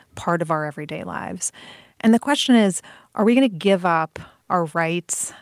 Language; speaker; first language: English; early bilingual, other home language; Persian